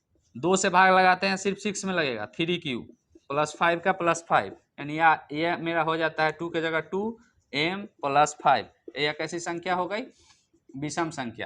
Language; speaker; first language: Hindi; native; Hindi